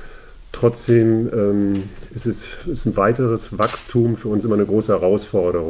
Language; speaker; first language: German; native; German